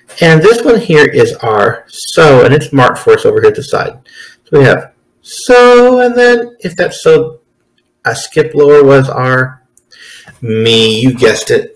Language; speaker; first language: English; native; English